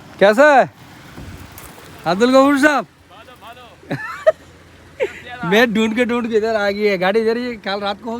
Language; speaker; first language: Hindi; non-native, learner; Bangla